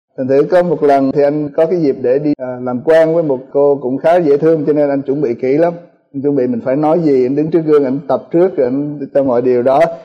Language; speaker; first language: Vietnamese; early bilingual, heritage; Vietnamese